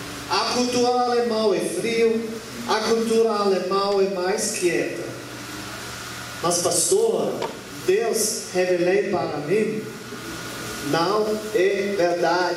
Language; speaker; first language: Portuguese; non-native, learner; German